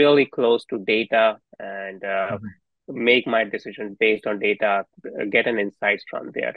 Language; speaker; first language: English; non-native, local second language; Hindi